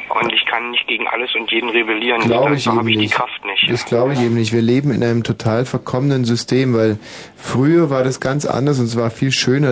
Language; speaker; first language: German; native; German